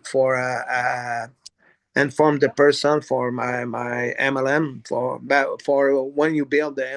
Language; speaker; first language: English; non-native, learner; French